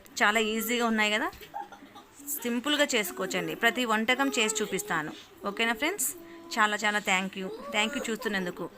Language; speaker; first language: Telugu; native; Telugu